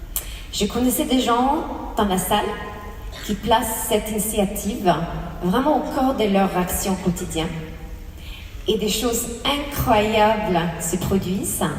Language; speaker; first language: French; non-native, fluent; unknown